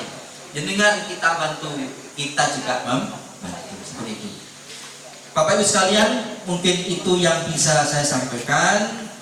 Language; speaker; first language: Indonesian; native; Indonesian